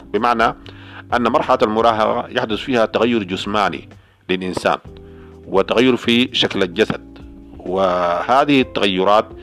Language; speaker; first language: Arabic; native; Arabic